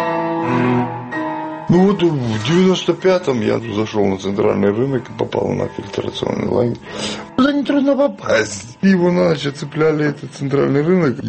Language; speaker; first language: Russian; non-native, local second language; Chechen